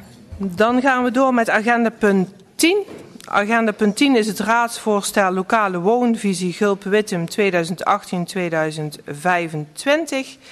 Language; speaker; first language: Dutch; native; Dutch